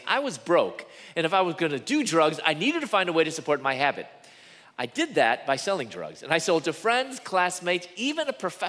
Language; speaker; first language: English; native; English